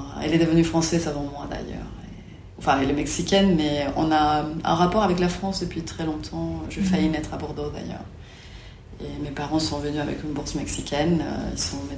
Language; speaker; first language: French; non-native, fluent; Spanish